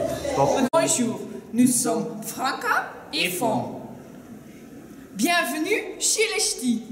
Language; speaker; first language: French; non-native, learner; Dutch